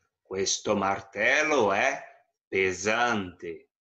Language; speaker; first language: Italian; non-native, fluent; Portuguese